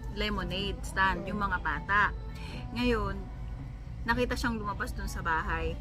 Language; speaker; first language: Filipino; native; Filipino